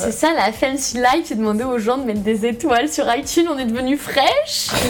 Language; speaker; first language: French; native; French